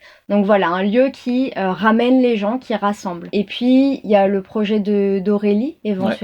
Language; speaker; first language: French; native; French